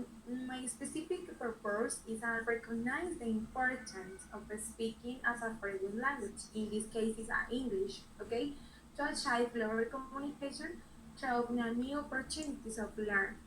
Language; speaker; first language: English; non-native, learner; Spanish